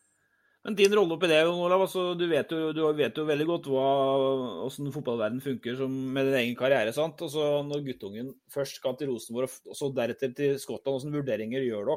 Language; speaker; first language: Norwegian; native; Norwegian